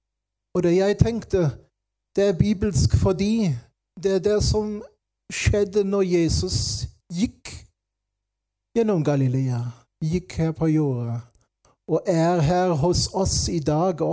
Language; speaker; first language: Norwegian; non-native, fluent; German